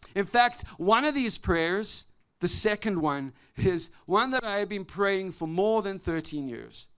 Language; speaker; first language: English; native; English